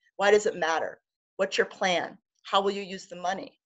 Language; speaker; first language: English; native; English